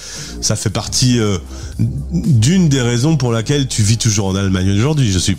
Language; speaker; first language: French; native; French